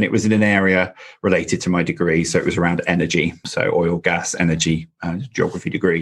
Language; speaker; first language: English; native; English